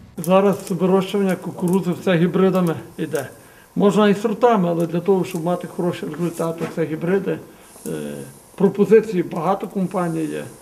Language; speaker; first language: Ukrainian; native; Ukrainian